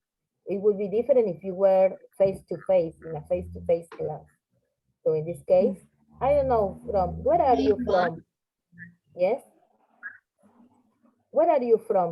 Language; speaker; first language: English; non-native, fluent; Spanish